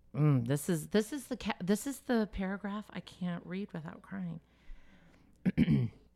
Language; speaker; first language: English; native; English